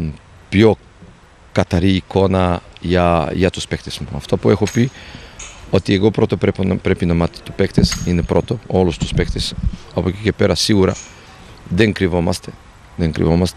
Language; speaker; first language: Greek; non-native, fluent; Serbian